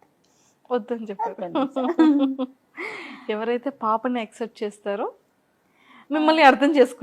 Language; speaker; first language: Telugu; native; Telugu